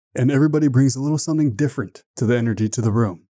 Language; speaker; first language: English; native; English